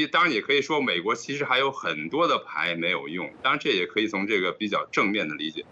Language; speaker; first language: Chinese; native; Chinese